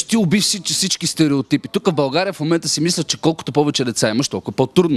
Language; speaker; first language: Bulgarian; native; Bulgarian